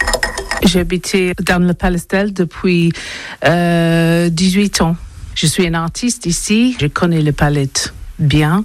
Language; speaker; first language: French; non-native, learner; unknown